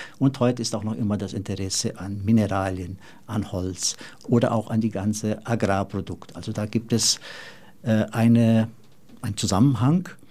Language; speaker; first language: German; non-native, fluent; Portuguese